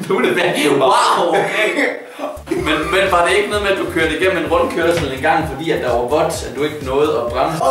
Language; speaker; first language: Danish; native; Danish